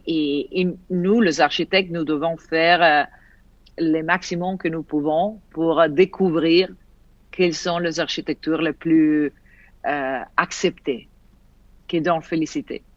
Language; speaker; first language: French; non-native, fluent; Italian